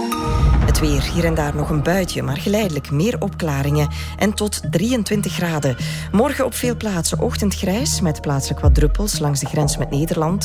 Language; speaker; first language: Dutch; native; Dutch